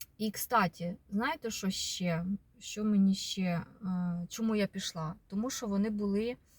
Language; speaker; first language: Ukrainian; non-native, local second language; Russian